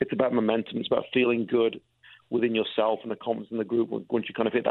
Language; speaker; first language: English; native; English